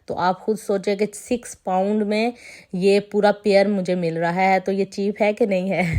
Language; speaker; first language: Urdu; non-native, local second language; Punjabi